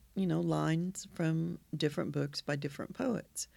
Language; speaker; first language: English; native; English